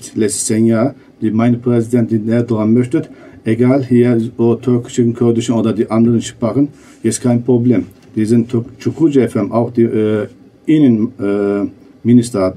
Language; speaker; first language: German; non-native, learner; Kurdish